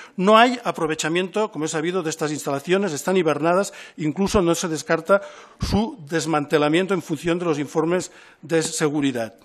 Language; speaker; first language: Spanish; non-native, local second language; Catalan